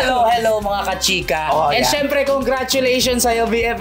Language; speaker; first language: Filipino; native; Filipino